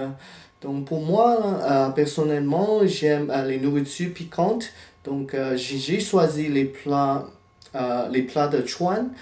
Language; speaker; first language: French; non-native, fluent; Chinese